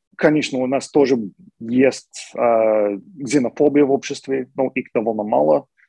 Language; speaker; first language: Russian; non-native, fluent; English